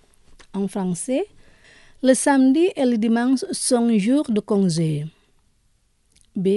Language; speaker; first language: French; non-native, fluent; Indonesian